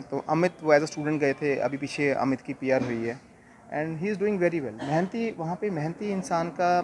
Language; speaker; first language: Hindi; native; Hindi